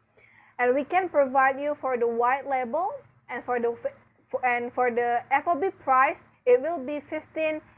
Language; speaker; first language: English; non-native, fluent; Indonesian